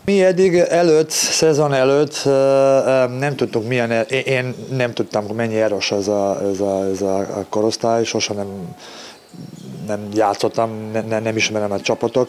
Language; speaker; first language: Hungarian; non-native, learner; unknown